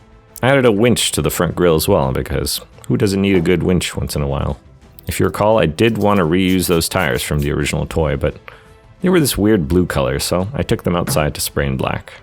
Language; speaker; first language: English; native; English